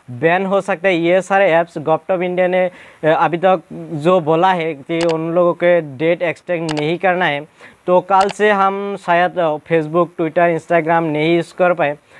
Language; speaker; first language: Hindi; non-native, local second language; Assamese